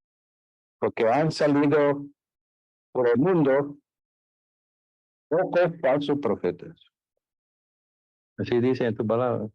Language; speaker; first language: Spanish; non-native, fluent; English